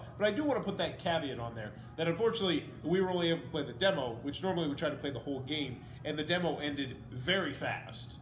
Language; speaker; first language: English; native; English